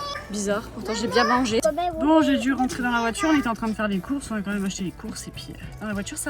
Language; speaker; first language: French; native; French